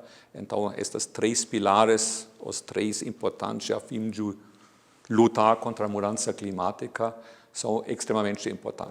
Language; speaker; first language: Portuguese; non-native, fluent; German